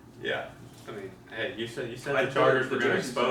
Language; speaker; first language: English; native; English